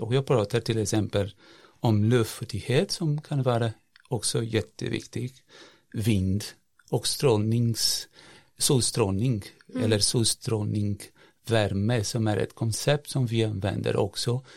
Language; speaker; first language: Swedish; non-native, fluent; Portuguese